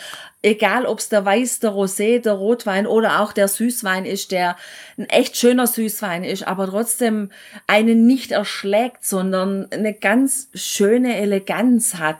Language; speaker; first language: German; native; German